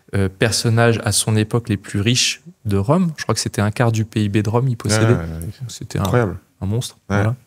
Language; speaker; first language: French; native; French